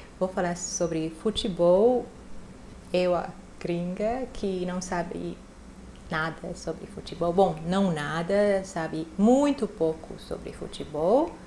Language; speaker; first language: Portuguese; non-native, fluent; Hungarian